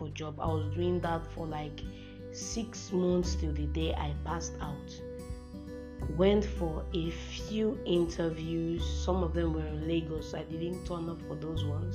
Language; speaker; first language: English; non-native, local second language; Igbo